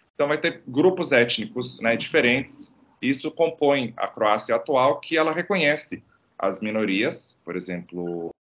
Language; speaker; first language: Portuguese; non-native, fluent; Croatian